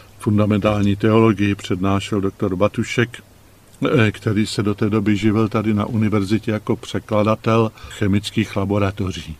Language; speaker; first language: Czech; native; Czech